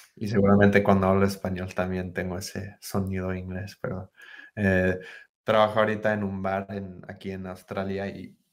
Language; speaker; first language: Spanish; early bilingual, heritage; Spanish